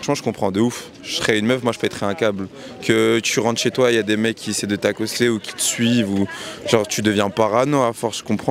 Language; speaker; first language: French; native; French